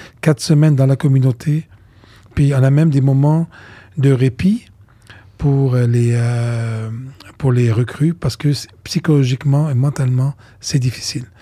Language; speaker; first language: French; non-native, local second language; Arabic